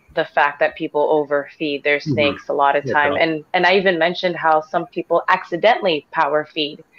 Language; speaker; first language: English; native; English